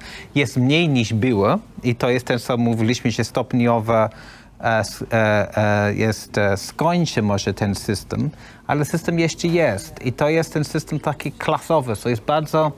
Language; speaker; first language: Polish; non-native, learner; English